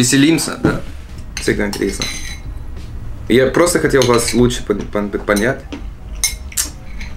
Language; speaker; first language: Russian; non-native, learner; Dutch